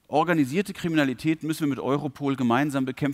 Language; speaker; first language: German; native; German